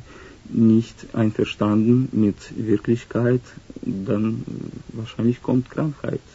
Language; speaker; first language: German; non-native, learner; Russian